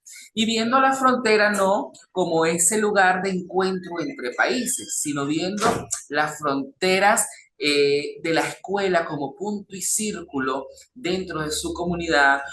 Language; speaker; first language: Spanish; native; Spanish